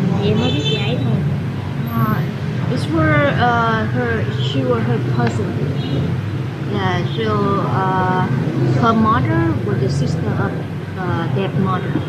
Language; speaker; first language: English; non-native, fluent; Vietnamese